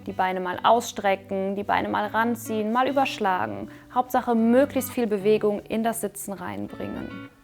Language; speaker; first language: German; native; German